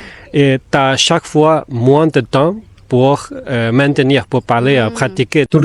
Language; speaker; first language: French; non-native, fluent; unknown